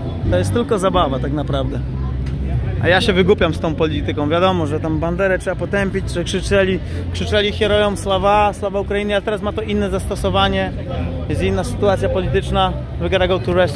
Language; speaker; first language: Polish; early bilingual, heritage; Polish